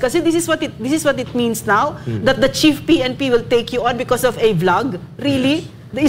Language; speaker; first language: English; non-native, local second language; Filipino